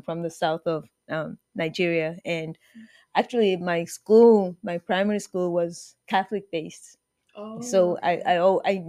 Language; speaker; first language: English; non-native, local second language; Yoruba